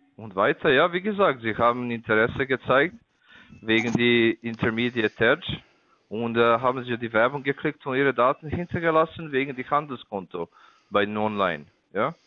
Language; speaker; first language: German; non-native, learner; Slovak